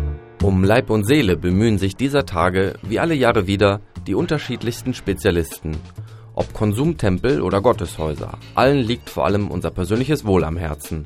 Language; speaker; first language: German; native; German